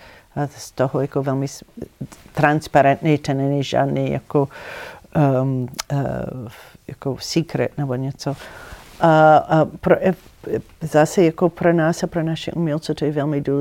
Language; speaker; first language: Czech; non-native, fluent; English